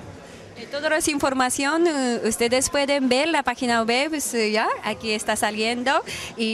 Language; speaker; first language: Spanish; non-native, fluent; Japanese